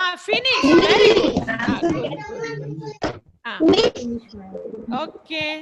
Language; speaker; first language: English; non-native, fluent; Malayalam